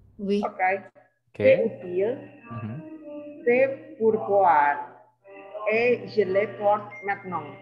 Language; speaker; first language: French; non-native, learner; Indonesian